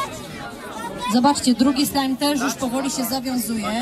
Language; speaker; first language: Polish; native; Polish